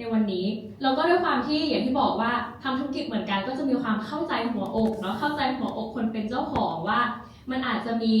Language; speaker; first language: Thai; native; Thai